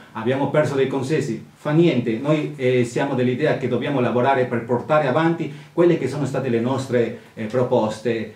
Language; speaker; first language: Italian; non-native, fluent; Spanish